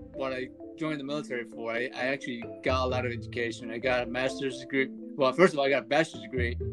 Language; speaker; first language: English; early bilingual, other home language; Spanish